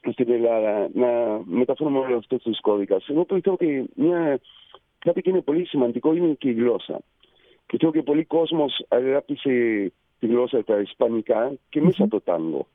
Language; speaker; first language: Greek; non-native, fluent; Spanish